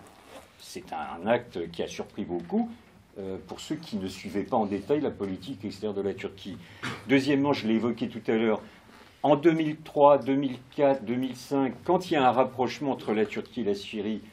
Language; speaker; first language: French; native; French